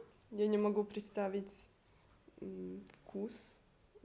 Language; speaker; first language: Russian; non-native, learner; Hungarian